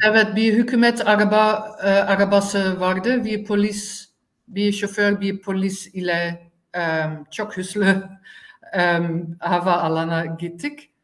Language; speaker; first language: Turkish; non-native, learner; Dutch